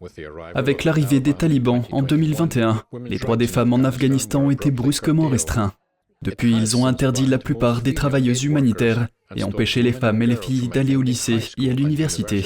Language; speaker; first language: French; native; French